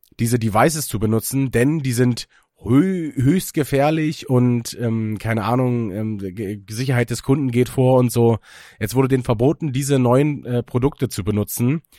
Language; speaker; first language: German; native; German